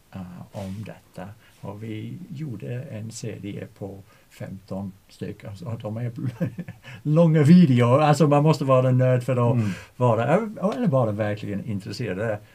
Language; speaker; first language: Swedish; non-native, fluent; English